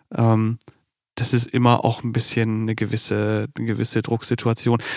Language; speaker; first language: German; native; German